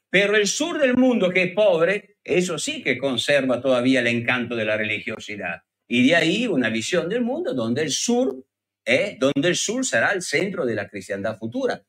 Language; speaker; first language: Spanish; non-native, fluent; Italian